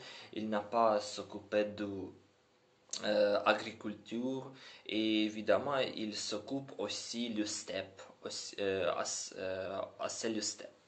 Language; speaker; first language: French; non-native, learner; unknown